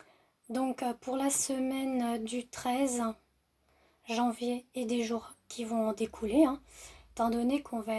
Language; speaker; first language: French; native; French